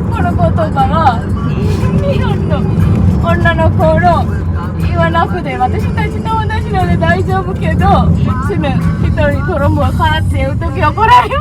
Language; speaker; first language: Japanese; non-native, learner; Sinhala